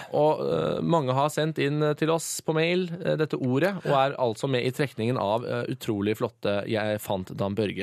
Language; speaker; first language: Norwegian; native; Norwegian